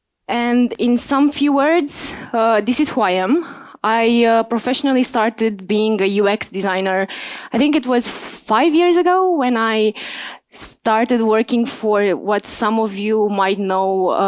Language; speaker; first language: English; non-native, fluent; Romanian